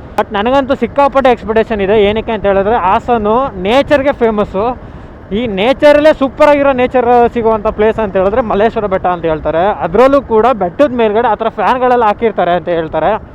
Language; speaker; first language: Kannada; native; Kannada